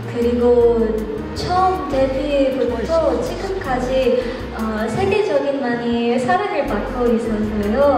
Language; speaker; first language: Korean; non-native, learner; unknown